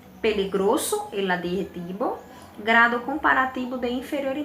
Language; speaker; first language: Spanish; non-native, fluent; Portuguese